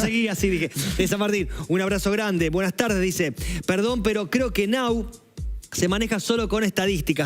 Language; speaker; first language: Spanish; native; Spanish